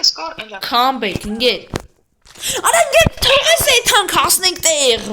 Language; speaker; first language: Armenian; native; Armenian